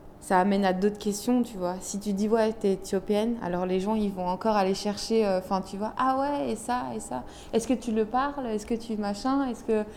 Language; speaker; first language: French; early bilingual, other home language; Arabic